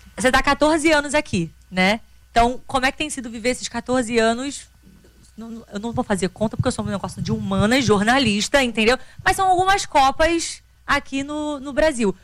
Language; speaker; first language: Portuguese; native; Portuguese